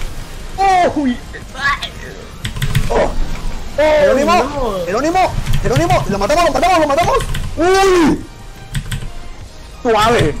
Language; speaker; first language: Spanish; native; Spanish